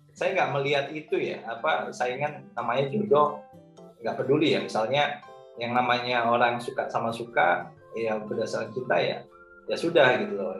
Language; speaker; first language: Indonesian; native; Indonesian